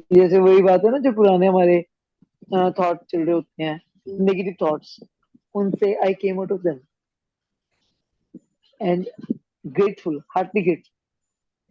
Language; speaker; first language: Hindi; native; Hindi